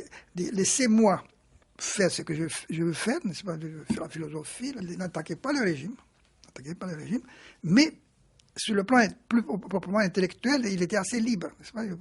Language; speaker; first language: French; non-native, fluent; Romanian